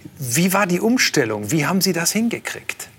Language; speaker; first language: German; native; German